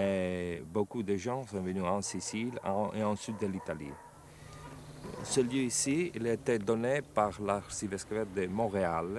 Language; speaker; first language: French; non-native, fluent; Italian